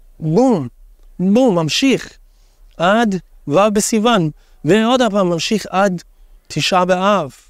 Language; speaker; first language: Hebrew; non-native, fluent; English